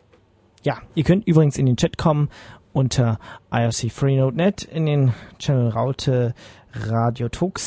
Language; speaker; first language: German; native; German